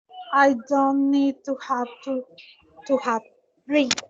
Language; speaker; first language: English; non-native, learner; Spanish